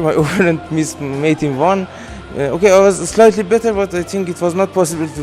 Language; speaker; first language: English; non-native, fluent; Persian